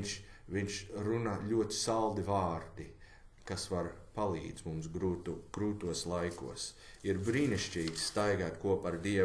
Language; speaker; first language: Latvian; non-native, learner; English